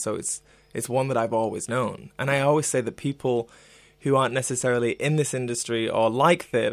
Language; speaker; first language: English; native; English